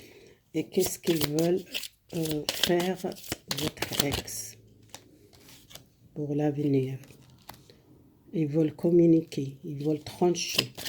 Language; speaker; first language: French; non-native, learner; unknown